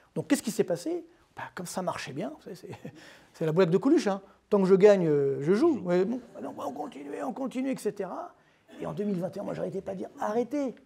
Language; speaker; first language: French; native; French